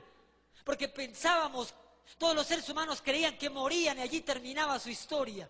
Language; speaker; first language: Spanish; native; Spanish